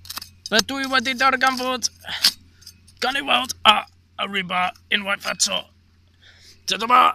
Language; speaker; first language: Welsh; non-native, learner; English